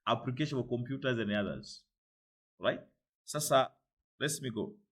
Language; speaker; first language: English; non-native, local second language; Swahili